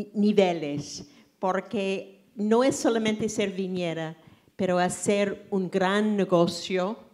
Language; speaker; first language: Spanish; non-native, fluent; English